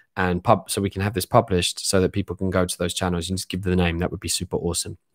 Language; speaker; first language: English; native; English